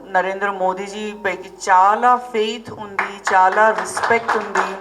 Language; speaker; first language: Telugu; non-native, learner; Gujarati